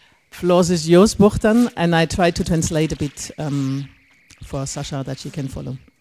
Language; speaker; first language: English; non-native, fluent; German